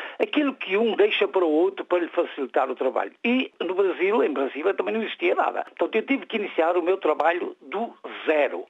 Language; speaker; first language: Portuguese; native; Portuguese